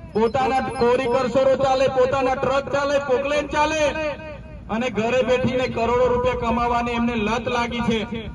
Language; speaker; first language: Gujarati; non-native, local second language; Vasavi